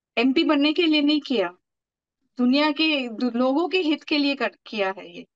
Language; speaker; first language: Hindi; non-native, local second language; Marathi